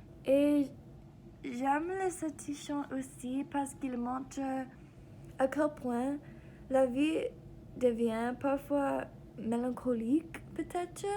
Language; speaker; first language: French; non-native, learner; English